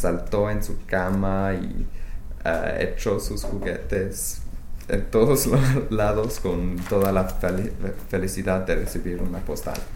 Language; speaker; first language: Spanish; non-native, fluent; English